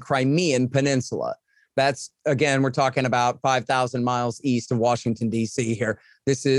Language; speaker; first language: English; native; English